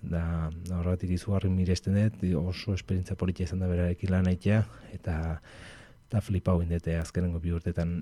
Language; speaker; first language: Basque; non-native, local second language; Spanish